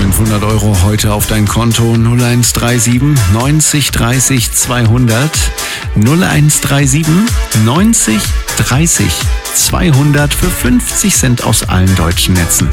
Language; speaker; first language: German; native; German